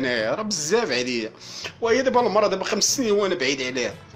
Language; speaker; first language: Arabic; native; Arabic